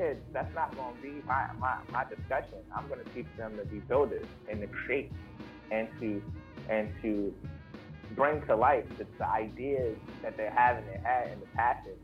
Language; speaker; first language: English; native; English